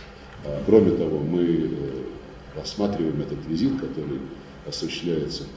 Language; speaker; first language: Russian; native; Russian